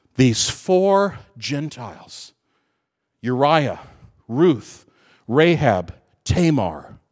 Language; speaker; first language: English; native; English